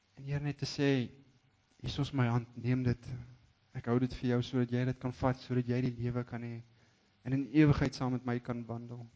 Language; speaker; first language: Afrikaans; native; Afrikaans